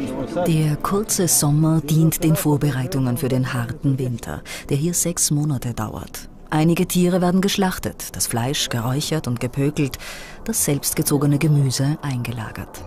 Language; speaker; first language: German; native; German